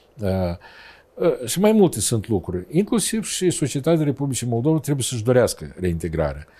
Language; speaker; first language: Romanian; native; Romanian